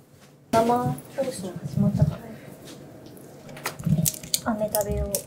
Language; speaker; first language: Japanese; native; Japanese